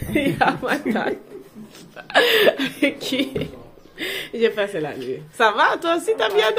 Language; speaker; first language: French; non-native, local second language; Wolof